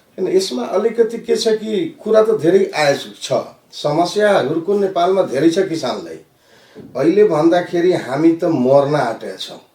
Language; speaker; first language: Nepali; non-native, local second language; Maithili